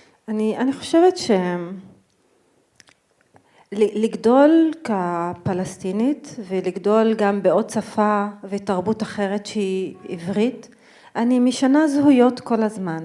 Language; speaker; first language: Hebrew; non-native, local second language; Arabic